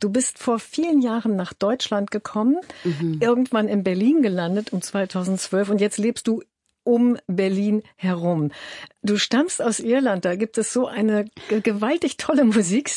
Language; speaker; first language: German; native; German